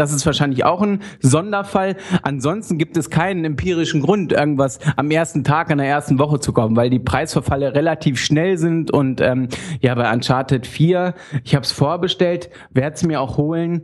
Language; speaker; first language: German; native; German